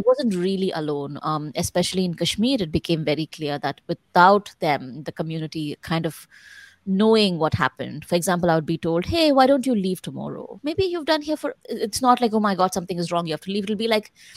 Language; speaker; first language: English; non-native, local second language; Tamil